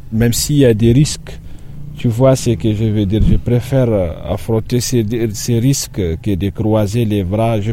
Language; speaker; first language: French; non-native, local second language; Tamasheq